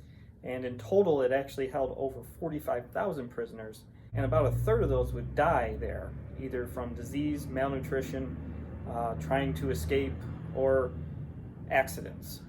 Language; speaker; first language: English; native; English